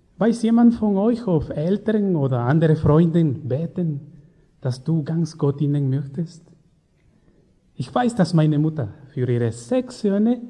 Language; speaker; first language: German; non-native, learner; Spanish